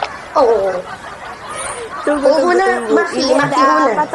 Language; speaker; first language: Arabic; non-native, learner; Indonesian